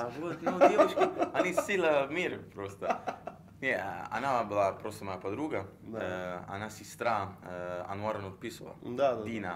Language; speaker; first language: Russian; non-native, learner; Italian